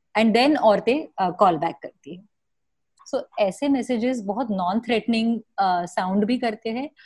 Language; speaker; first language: Hindi; non-native, local second language; Marathi